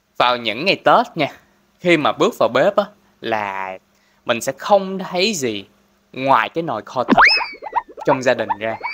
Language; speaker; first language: Vietnamese; non-native, local second language; Cantonese